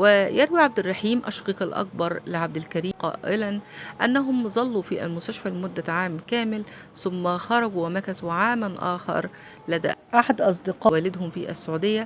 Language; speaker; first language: Arabic; native; Arabic